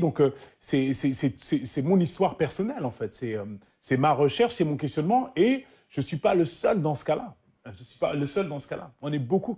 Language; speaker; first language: French; native; French